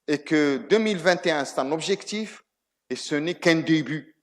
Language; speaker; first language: French; non-native, local second language; Arabic